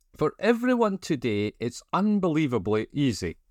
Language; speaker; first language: English; native; English